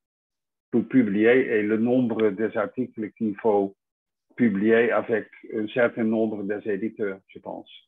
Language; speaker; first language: French; non-native, fluent; Dutch